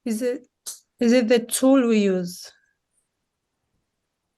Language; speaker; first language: English; non-native, fluent; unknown